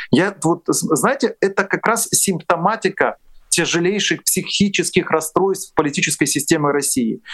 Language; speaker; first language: Russian; non-native, local second language; Ukrainian